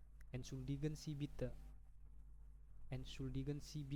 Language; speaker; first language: German; non-native, fluent; Indonesian